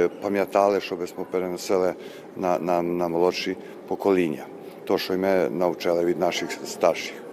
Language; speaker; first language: Ukrainian; early bilingual, heritage; Ukrainian